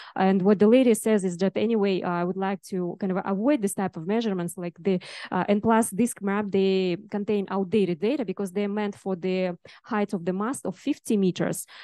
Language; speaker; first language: English; non-native, fluent; Russian